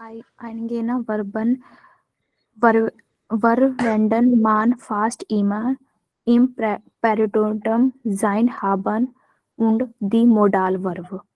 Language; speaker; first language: German; non-native, learner; Hindi